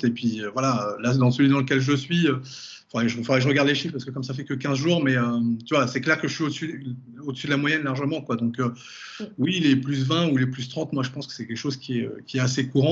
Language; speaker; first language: French; native; French